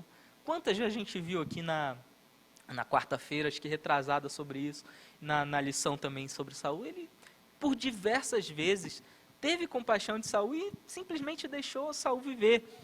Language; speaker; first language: Portuguese; native; Portuguese